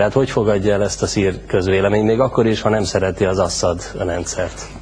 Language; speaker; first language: Hungarian; native; Hungarian